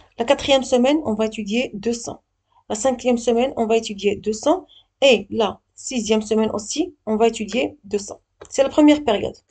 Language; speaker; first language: French; non-native, local second language; Arabic